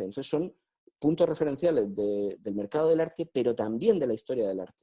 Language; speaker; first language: Spanish; native; Spanish